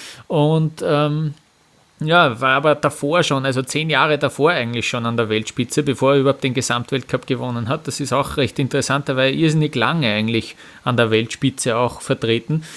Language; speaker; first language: German; native; German